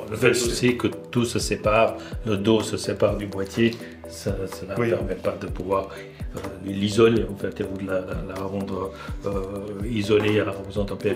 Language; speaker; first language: French; native; French